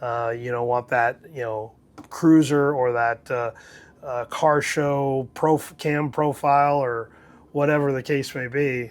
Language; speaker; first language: English; native; English